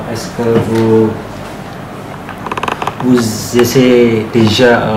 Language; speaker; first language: French; non-native, learner; Indonesian